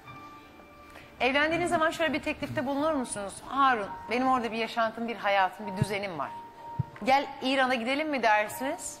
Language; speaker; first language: Turkish; native; Turkish